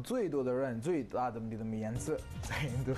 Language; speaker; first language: Chinese; non-native, learner; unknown